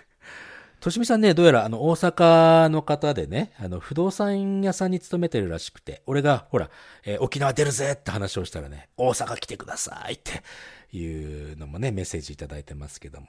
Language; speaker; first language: Japanese; native; Japanese